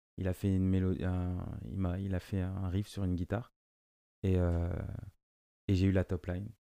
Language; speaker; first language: French; native; French